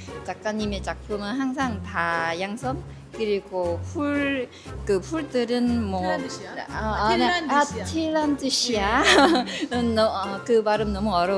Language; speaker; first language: Korean; non-native, fluent; Vietnamese